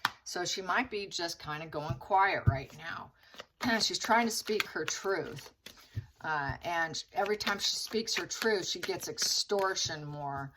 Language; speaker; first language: English; native; English